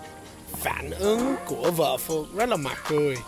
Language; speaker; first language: Vietnamese; non-native, learner; English